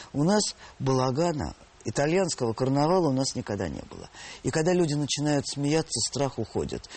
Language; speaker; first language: Russian; native; Russian